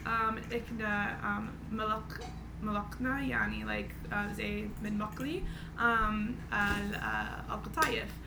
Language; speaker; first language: Arabic; non-native, learner; English